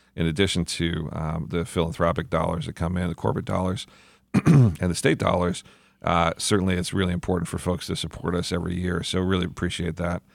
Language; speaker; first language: English; native; English